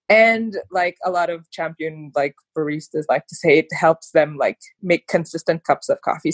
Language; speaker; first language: English; non-native, local second language; Filipino